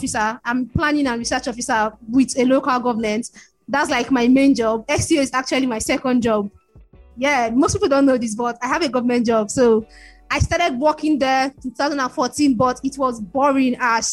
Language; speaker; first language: English; non-native, local second language; Igbo